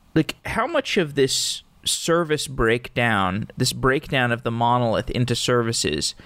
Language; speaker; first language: English; native; English